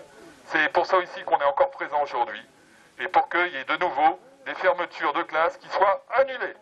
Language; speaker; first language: French; native; French